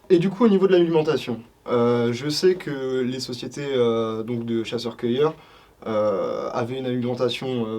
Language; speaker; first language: French; native; French